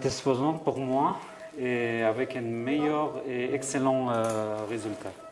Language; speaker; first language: French; non-native, fluent; Persian